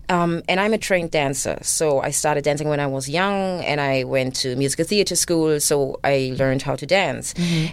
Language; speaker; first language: English; non-native, fluent; German